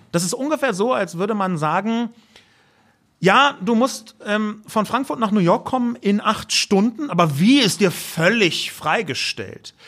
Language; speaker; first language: German; native; German